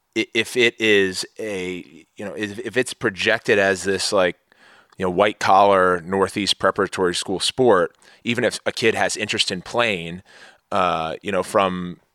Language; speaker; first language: English; native; English